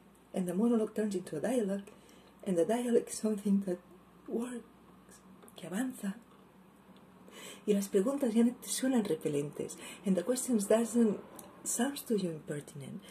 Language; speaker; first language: English; non-native, fluent; Catalan